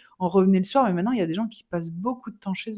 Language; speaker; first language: French; native; French